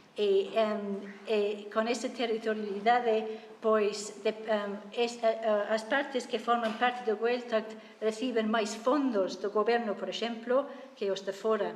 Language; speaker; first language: Galician; non-native, fluent; English